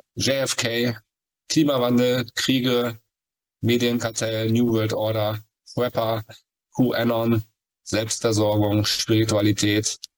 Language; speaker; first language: German; native; German